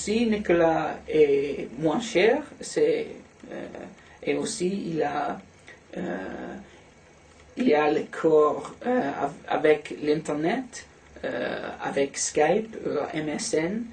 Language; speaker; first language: French; non-native, learner; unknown